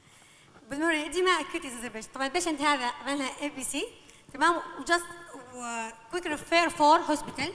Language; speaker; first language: Arabic; native; Arabic